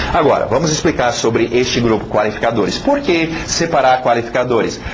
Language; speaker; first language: Portuguese; non-native, fluent; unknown